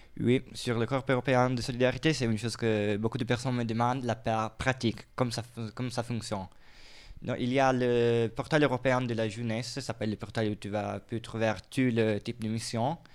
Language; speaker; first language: French; non-native, fluent; Italian